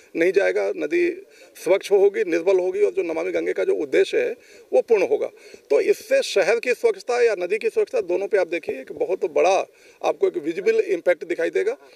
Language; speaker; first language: Hindi; native; Hindi